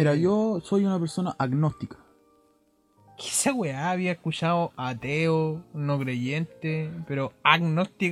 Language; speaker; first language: Spanish; native; Spanish